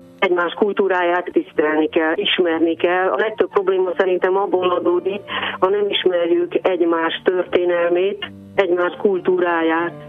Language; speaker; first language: Hungarian; native; Hungarian